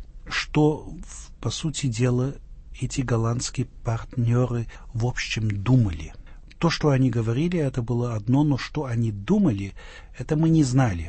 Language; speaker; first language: Russian; non-native, fluent; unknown